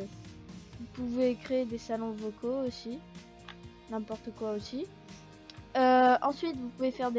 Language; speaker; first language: French; native; French